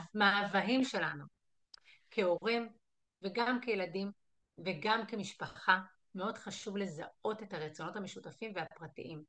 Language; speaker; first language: Hebrew; native; Hebrew